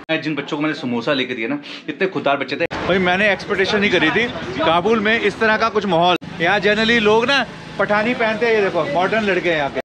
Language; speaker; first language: Hindi; native; Hindi